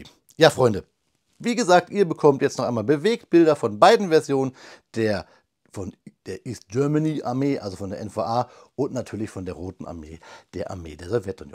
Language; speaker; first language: German; native; German